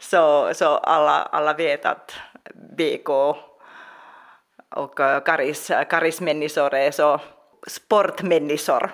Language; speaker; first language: Swedish; non-native, local second language; Finnish